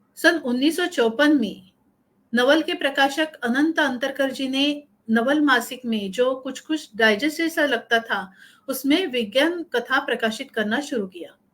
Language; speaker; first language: Hindi; non-native, local second language; Marathi